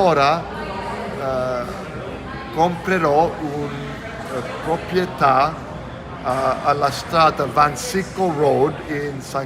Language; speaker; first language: Italian; early bilingual, heritage; English